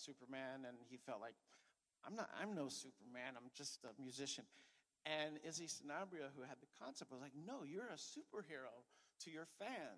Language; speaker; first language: English; native; English